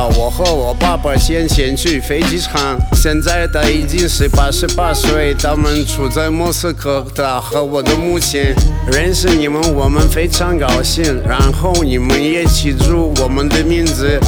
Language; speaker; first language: Chinese; non-native, learner; Russian